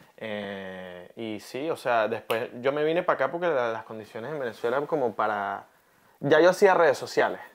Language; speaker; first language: Spanish; native; Spanish